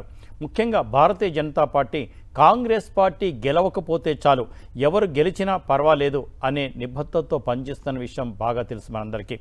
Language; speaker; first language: Telugu; native; Telugu